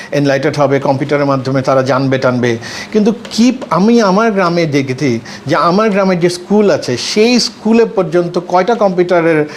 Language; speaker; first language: Bangla; native; Bangla